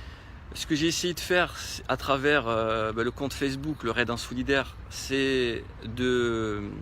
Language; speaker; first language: French; native; French